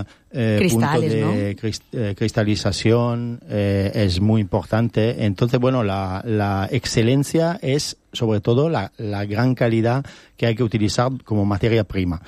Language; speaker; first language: Spanish; non-native, fluent; Italian